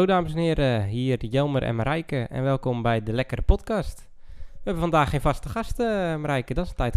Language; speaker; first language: Dutch; native; Dutch